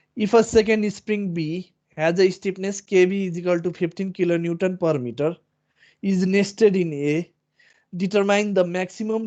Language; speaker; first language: English; non-native, local second language; Nepali